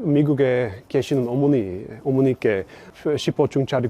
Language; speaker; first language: Korean; non-native, fluent; English